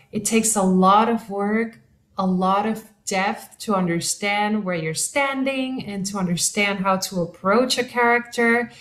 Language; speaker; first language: English; non-native, local second language; Spanish